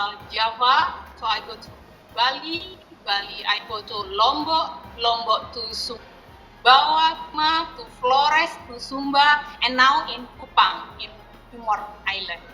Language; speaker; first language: English; non-native, learner; Indonesian